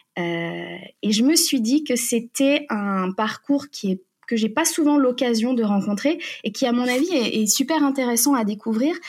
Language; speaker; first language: French; native; French